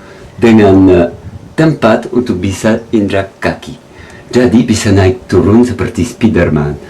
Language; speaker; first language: Indonesian; non-native, learner; French